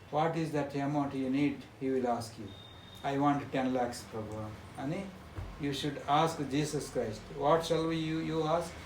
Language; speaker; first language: English; non-native, local second language; Telugu